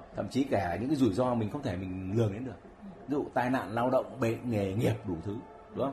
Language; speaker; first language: Vietnamese; native; Vietnamese